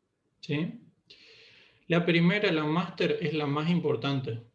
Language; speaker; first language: Spanish; native; Spanish